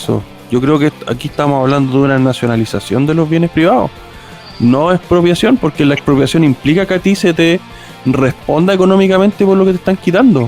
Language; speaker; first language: Spanish; native; Spanish